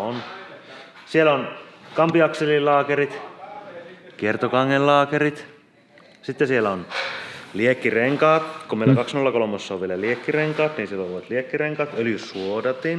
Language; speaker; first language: Finnish; native; Finnish